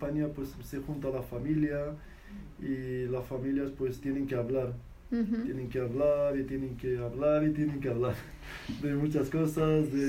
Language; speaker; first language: Spanish; non-native, fluent; Arabic